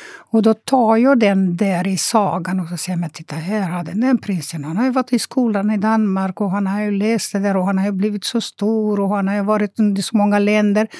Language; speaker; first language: Swedish; non-native, fluent; Romanian